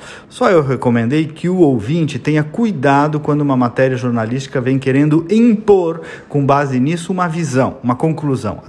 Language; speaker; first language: Portuguese; native; Portuguese